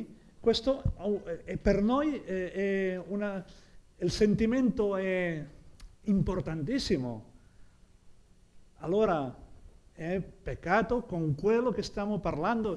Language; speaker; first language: Italian; non-native, fluent; Catalan